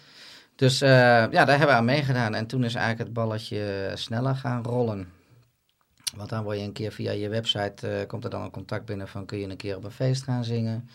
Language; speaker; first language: Dutch; native; Dutch